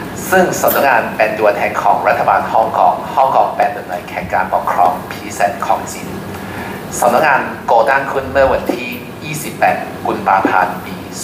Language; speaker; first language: Thai; non-native, learner; Cantonese